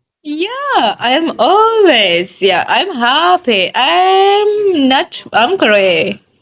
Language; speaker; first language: English; non-native, learner; Tajik